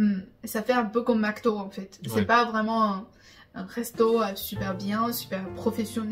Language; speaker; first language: French; non-native, fluent; Chinese